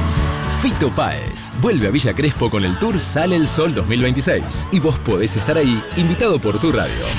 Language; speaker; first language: Spanish; native; Spanish